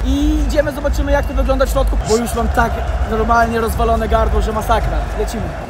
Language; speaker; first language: Polish; native; Polish